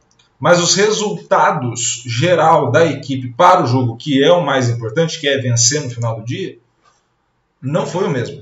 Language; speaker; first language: Portuguese; native; Portuguese